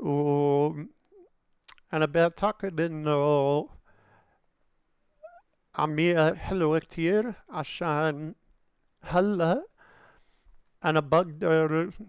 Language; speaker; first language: Arabic; non-native, learner; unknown